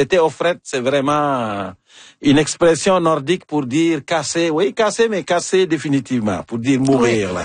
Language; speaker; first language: French; native; French